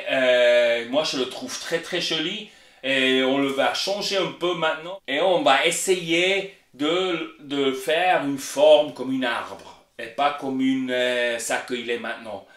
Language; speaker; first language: French; non-native, learner; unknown